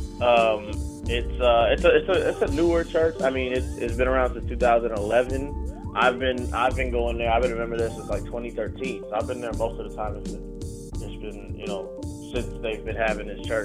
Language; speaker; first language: English; native; English